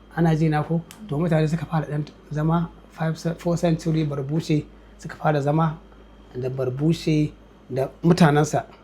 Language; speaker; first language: Hausa; native; Hausa